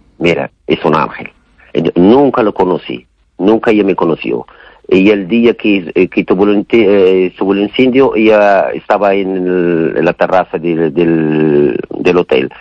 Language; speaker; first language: Spanish; non-native, fluent; Arabic